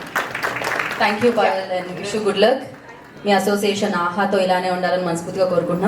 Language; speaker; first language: Telugu; native; Telugu